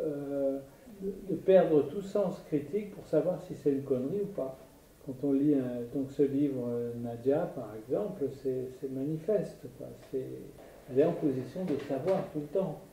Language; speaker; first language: French; native; French